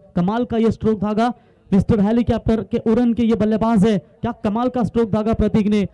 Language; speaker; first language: Hindi; non-native, local second language; Marathi